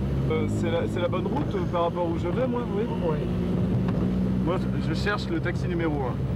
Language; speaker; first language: French; native; French